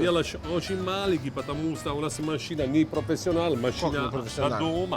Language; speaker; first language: Russian; non-native, learner; Italian